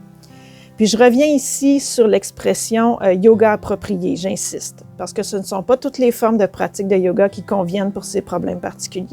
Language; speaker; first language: French; native; French